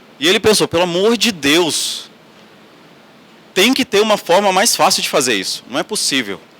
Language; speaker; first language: Portuguese; native; Portuguese